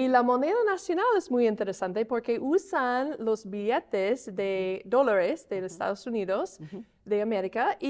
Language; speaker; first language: Spanish; non-native, fluent; English